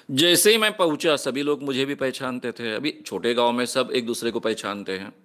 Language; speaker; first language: Hindi; non-native, local second language; Marathi